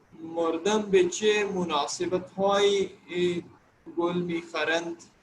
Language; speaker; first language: Persian; non-native, learner; Urdu